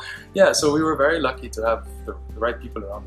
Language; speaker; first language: English; non-native, local second language; Arabic